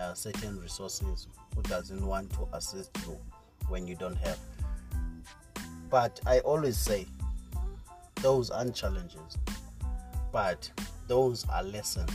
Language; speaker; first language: English; non-native, local second language; Xhosa